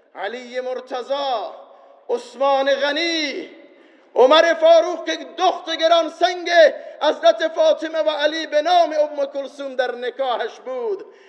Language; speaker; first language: Persian; non-native, local second language; Baluchi